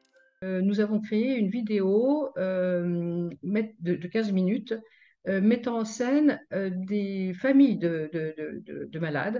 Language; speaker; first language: French; native; French